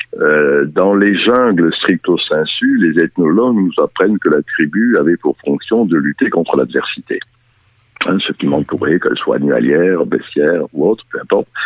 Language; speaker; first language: French; native; French